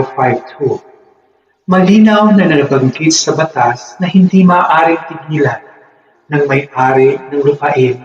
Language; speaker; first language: Filipino; native; Filipino